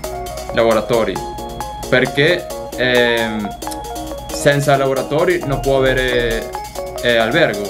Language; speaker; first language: Italian; non-native, learner; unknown